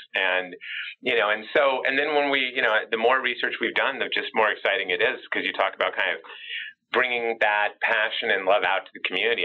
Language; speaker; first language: English; native; English